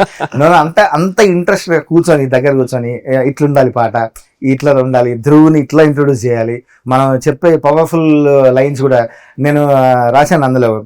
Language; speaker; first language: Telugu; native; Telugu